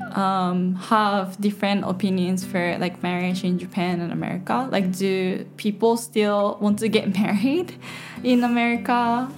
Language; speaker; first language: English; non-native, fluent; Japanese